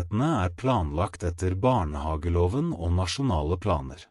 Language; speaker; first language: Norwegian; non-native, fluent; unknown